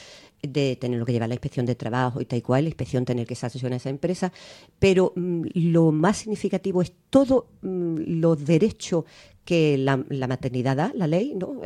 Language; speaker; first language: Spanish; native; Spanish